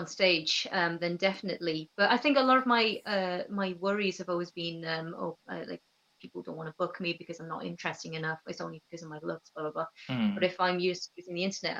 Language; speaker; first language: English; native; English